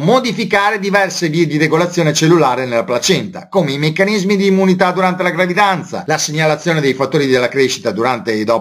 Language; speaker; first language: Italian; native; Italian